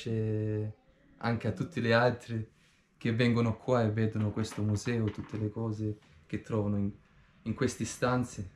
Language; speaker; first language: Italian; non-native, fluent; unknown